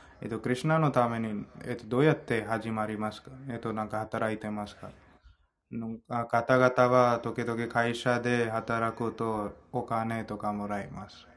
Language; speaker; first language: Japanese; non-native, fluent; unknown